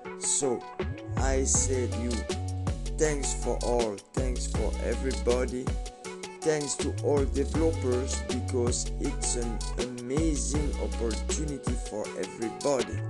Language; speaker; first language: English; non-native, learner; French